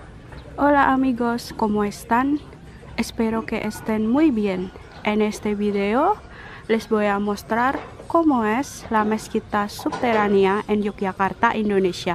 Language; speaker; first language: Spanish; non-native, learner; Indonesian